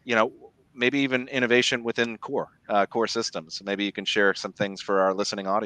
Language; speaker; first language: English; native; English